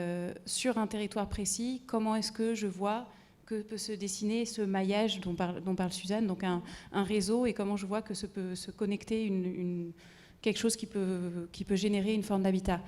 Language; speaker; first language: French; native; French